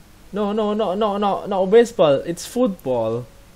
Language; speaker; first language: English; non-native, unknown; Indonesian